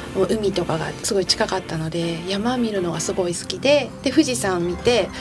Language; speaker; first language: Japanese; native; Japanese